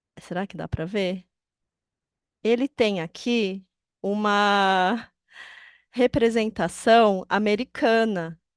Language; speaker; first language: Portuguese; native; Portuguese